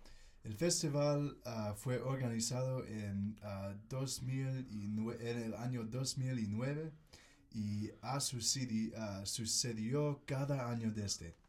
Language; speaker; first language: Spanish; non-native, learner; English